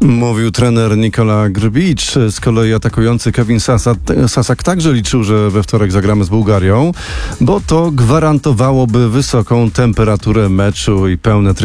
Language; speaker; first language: Polish; native; Polish